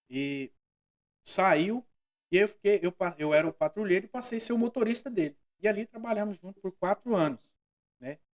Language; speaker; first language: Portuguese; native; Portuguese